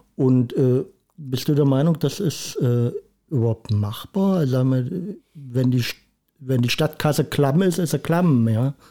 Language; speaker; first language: German; native; German